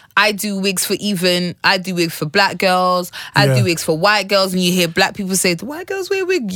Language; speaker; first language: English; native; English